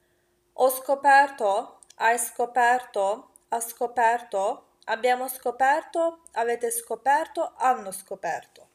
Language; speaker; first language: Italian; non-native, fluent; Turkish